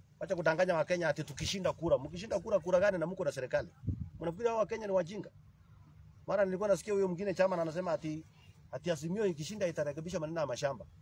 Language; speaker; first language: Swahili; native; Swahili